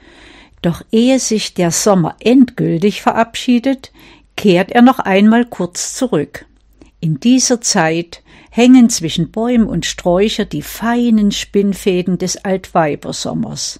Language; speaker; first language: German; native; German